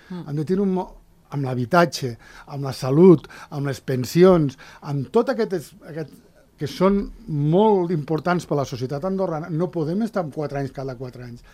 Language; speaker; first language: Catalan; native; Catalan